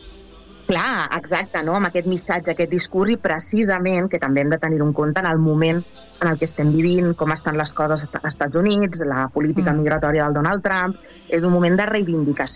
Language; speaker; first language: Catalan; native; Catalan